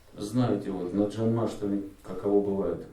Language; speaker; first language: Russian; native; Russian